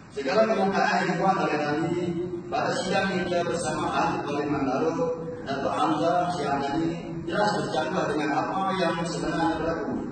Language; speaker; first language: Malay; native; Malay